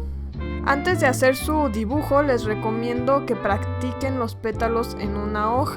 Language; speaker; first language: Spanish; native; Spanish